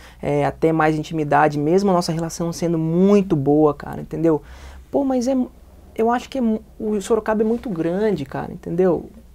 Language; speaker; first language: Portuguese; native; Portuguese